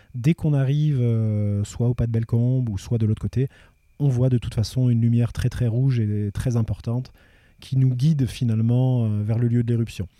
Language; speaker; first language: French; native; French